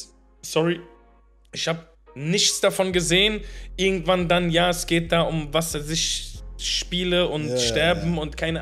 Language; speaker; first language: German; native; German